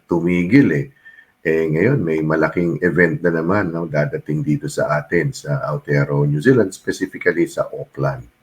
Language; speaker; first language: Filipino; native; Filipino